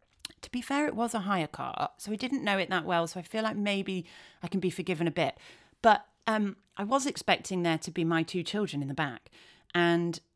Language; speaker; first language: English; native; English